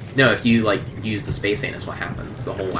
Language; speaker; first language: English; native; English